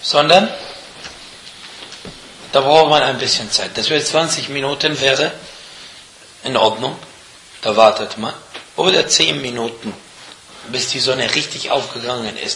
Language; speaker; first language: German; non-native, fluent; Arabic